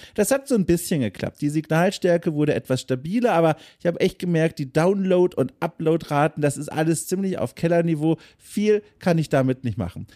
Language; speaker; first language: German; native; German